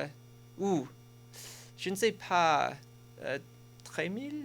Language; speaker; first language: French; non-native, learner; English